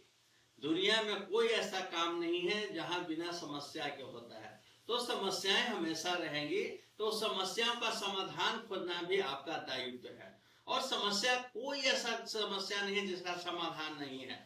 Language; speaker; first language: Hindi; native; Hindi